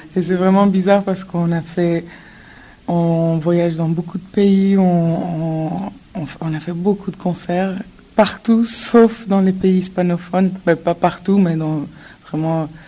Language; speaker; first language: French; non-native, fluent; Spanish